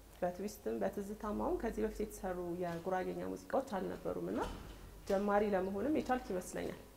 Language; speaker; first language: Amharic; native; Amharic